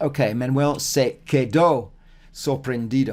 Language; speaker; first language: Spanish; non-native, learner; English